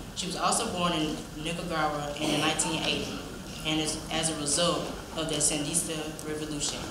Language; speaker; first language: English; native; English